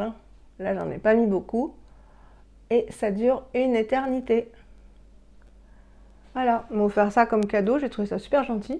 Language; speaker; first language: French; native; French